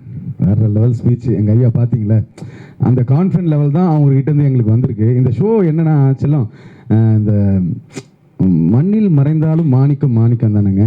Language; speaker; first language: Tamil; native; Tamil